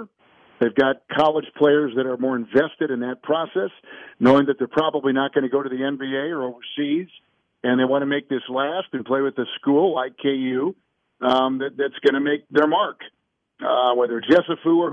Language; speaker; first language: English; native; English